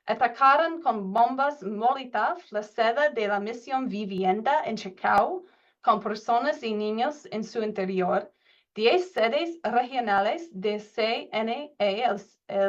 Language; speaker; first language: Spanish; non-native, learner; English